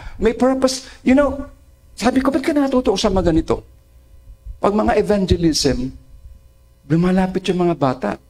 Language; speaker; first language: Filipino; non-native, local second language; Masbatenyo